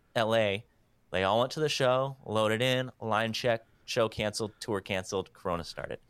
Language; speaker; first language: English; native; English